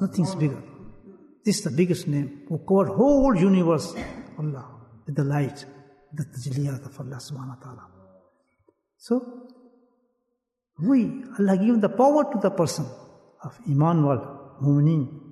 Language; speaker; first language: English; non-native, local second language; Urdu